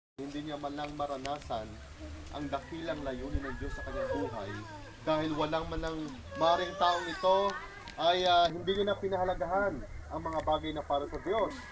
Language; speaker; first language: Filipino; non-native, local second language; Cebuano